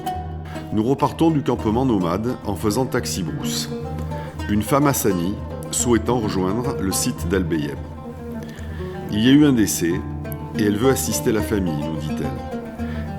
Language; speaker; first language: French; native; French